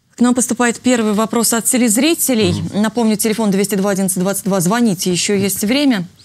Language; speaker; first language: Russian; native; Russian